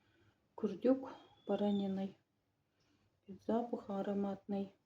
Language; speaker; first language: Russian; non-native, local second language; Kyrgyz